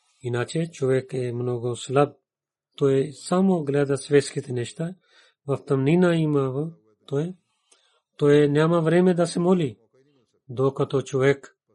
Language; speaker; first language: Bulgarian; non-native, learner; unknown